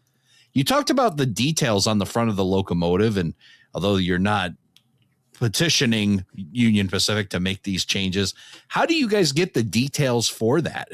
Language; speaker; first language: English; native; English